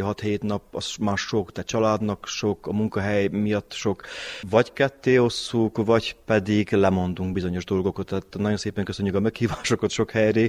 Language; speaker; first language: Hungarian; native; Hungarian